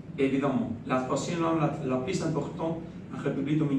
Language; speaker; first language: French; non-native, fluent; Spanish